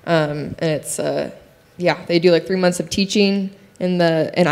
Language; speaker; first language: English; native; English